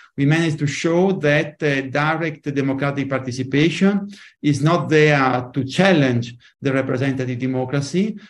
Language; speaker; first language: English; non-native, fluent; Italian